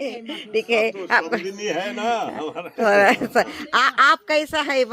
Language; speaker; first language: Hindi; non-native, learner; Telugu